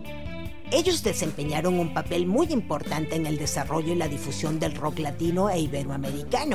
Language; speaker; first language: Spanish; native; Spanish